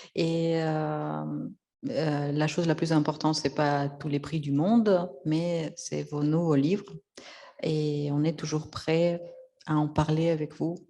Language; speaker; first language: French; non-native, fluent; Russian